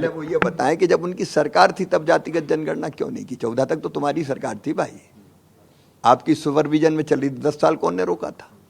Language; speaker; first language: Hindi; native; Hindi